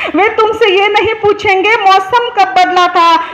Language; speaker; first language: Hindi; non-native, local second language; Marathi